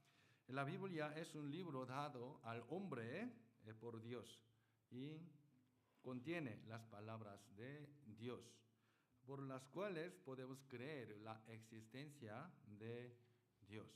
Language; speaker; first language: Spanish; non-native, learner; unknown